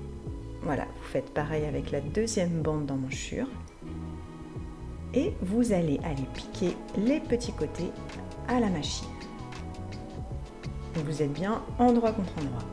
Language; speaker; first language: French; native; French